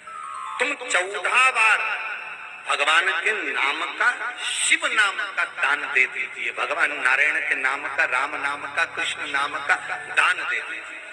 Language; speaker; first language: Hindi; native; Hindi